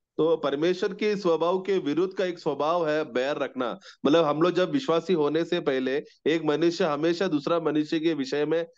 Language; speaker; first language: Hindi; non-native, local second language; Malayalam